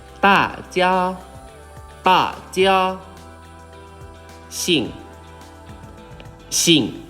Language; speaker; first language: Chinese; non-native, fluent; Thai